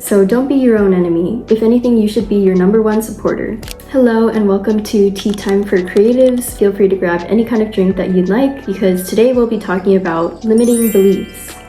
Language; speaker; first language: English; native; English